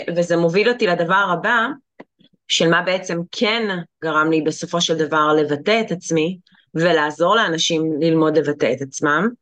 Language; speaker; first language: Hebrew; early bilingual, other home language; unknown